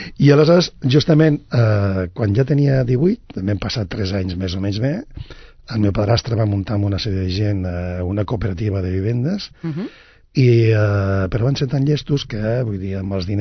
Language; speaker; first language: Catalan; non-native, local second language; Spanish